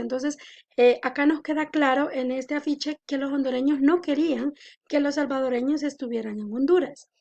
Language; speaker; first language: Spanish; native; Spanish